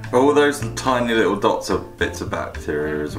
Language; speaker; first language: English; native; English